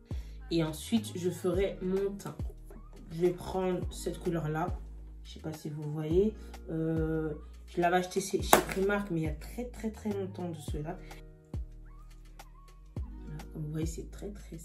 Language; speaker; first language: French; native; French